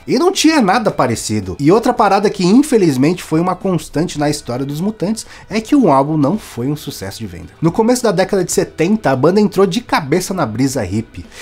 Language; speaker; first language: Portuguese; native; Portuguese